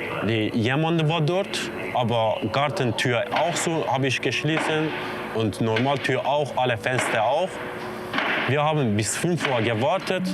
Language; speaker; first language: German; non-native, learner; Kurdish